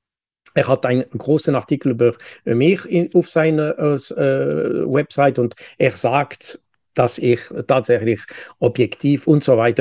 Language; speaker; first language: German; non-native, local second language; French